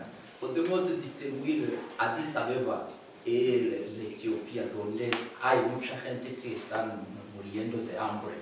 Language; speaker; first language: Spanish; non-native, fluent; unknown